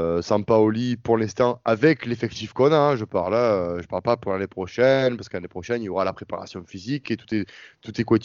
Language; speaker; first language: French; native; French